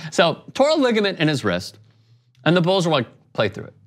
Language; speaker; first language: English; native; English